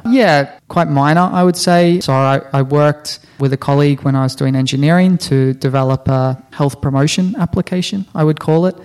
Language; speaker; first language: English; native; English